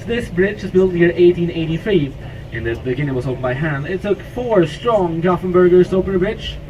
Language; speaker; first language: English; non-native, fluent; Swedish